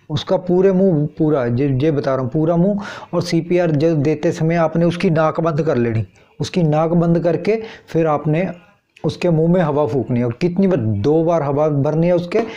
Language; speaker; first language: Hindi; non-native, local second language; Punjabi